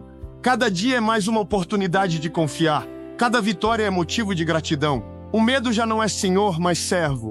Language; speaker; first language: Portuguese; native; Portuguese